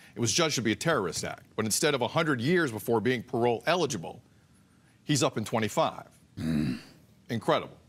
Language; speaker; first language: English; native; English